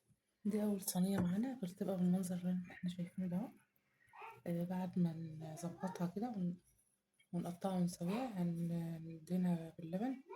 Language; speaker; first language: Arabic; native; Arabic